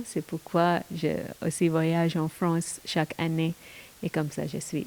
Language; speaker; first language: French; non-native, learner; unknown